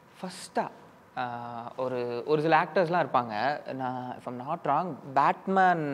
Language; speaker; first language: Tamil; native; Tamil